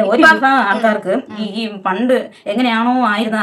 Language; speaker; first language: Malayalam; native; Malayalam